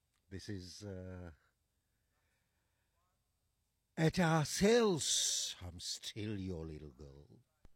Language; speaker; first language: English; non-native, local second language; Seselwa Creole French